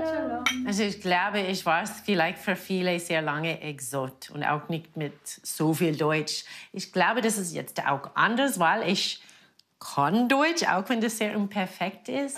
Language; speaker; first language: German; non-native, fluent; English